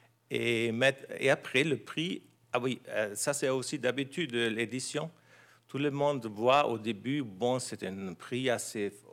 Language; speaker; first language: French; non-native, fluent; German